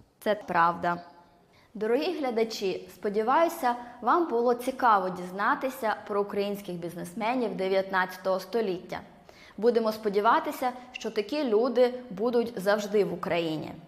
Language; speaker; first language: Ukrainian; native; Ukrainian